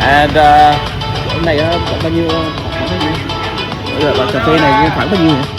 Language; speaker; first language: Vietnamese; early bilingual, heritage; Vietnamese